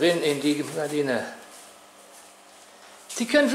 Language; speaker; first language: German; native; German